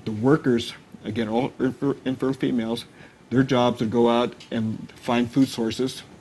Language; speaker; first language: English; native; English